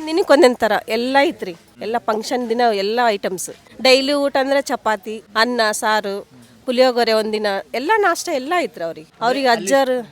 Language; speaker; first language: Kannada; native; Kannada